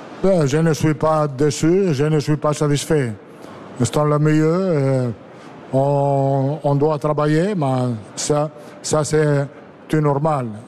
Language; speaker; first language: French; non-native, fluent; Italian